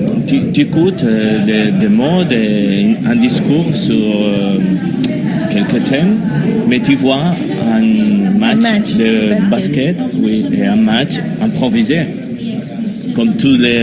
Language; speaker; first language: French; non-native, learner; Spanish